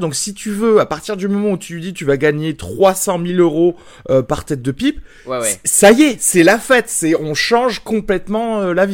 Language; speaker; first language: French; native; French